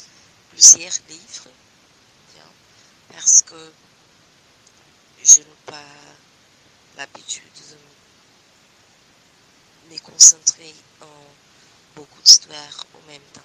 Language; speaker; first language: French; non-native, learner; Portuguese